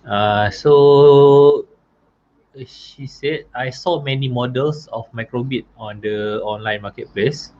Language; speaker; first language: English; non-native, local second language; Malay